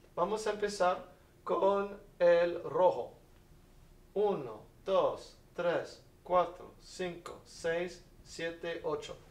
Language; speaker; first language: Spanish; non-native, fluent; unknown